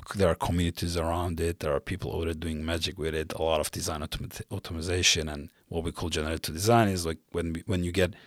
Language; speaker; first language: English; non-native, fluent; Turkish